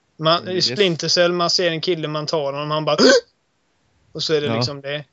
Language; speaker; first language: Swedish; native; Swedish